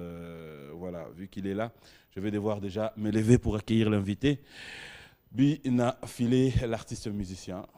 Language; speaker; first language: French; non-native, local second language; Lingala